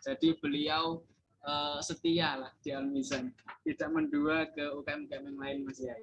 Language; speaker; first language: Indonesian; native; Indonesian